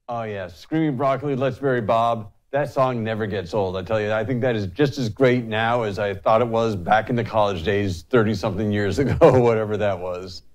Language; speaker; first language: English; native; English